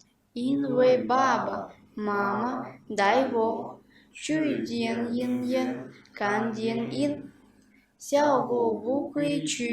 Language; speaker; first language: Chinese; non-native, learner; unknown